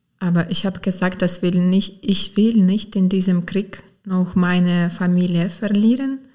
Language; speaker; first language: German; non-native, fluent; Ukrainian